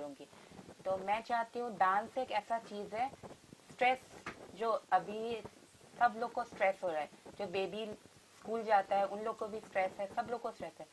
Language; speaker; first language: Hindi; non-native, local second language; Assamese